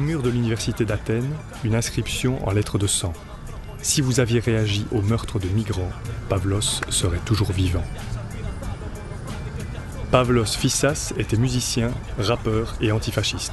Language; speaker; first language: French; native; French